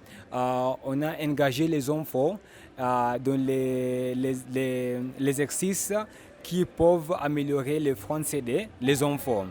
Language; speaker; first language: French; non-native, learner; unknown